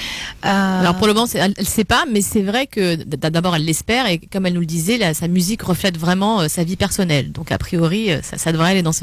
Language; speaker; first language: French; native; French